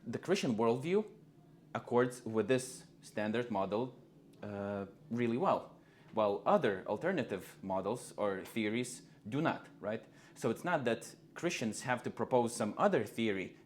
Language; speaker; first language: English; non-native, fluent; Lithuanian